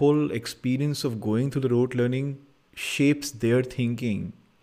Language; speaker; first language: English; non-native, local second language; Hindi